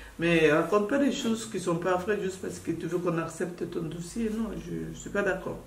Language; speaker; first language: French; non-native, fluent; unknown